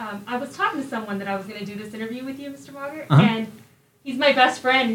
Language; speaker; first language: English; early bilingual, other home language; Spanish